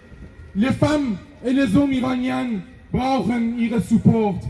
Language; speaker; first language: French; non-native, learner; Persian